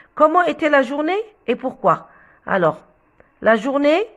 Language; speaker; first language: French; non-native, local second language; Arabic